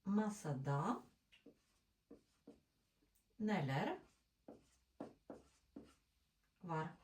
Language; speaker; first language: Turkish; non-native, learner; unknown